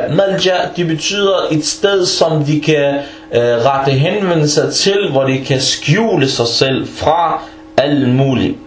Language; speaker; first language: Danish; early bilingual, other home language; Arabic